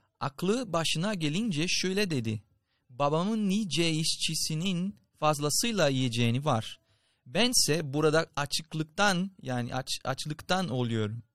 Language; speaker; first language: Turkish; non-native, fluent; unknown